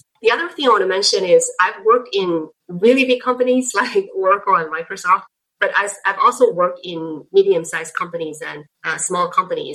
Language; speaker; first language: English; non-native, fluent; Chinese